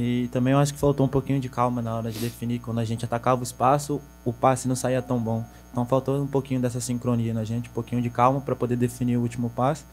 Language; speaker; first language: Portuguese; native; Portuguese